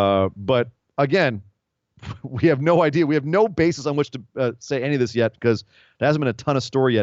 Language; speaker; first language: English; native; English